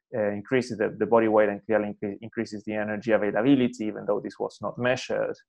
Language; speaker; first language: English; non-native, fluent; Spanish